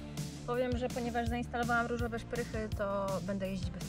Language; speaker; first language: Polish; native; Polish